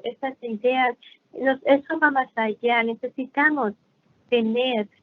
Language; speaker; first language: Spanish; non-native, fluent; English